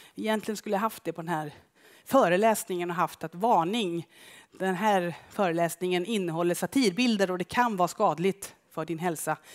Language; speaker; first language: Swedish; native; Swedish